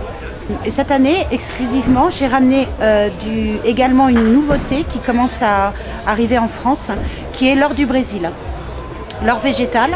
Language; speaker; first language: French; native; French